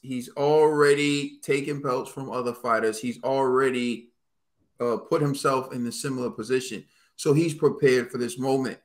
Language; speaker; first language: English; native; English